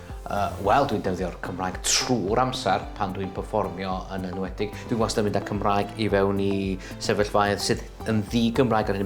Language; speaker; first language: Welsh; native; Welsh